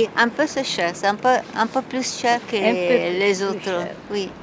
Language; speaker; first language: French; non-native, learner; Italian